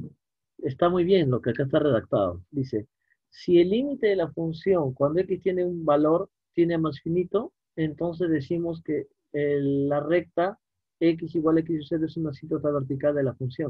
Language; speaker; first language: Spanish; native; Spanish